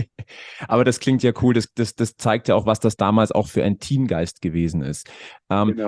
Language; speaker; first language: German; native; German